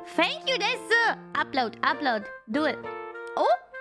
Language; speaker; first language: English; non-native, fluent; German